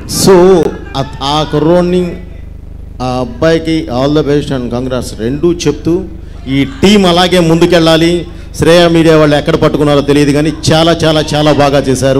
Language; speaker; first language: Telugu; native; Telugu